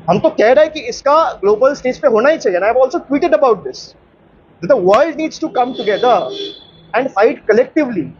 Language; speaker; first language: Hindi; non-native, local second language; Bangla